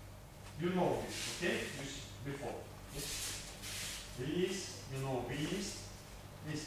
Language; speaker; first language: English; non-native, learner; Russian